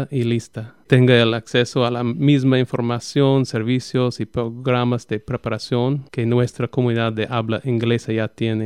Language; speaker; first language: Spanish; non-native, fluent; English